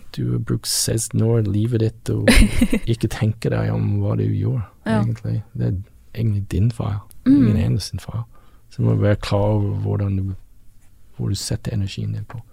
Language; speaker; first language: Norwegian; non-native, fluent; English